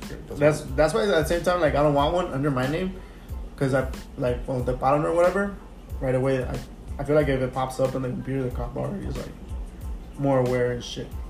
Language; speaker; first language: English; early bilingual, other home language; Spanish